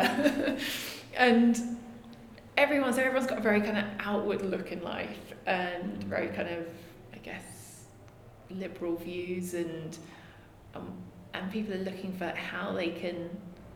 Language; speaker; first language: English; native; English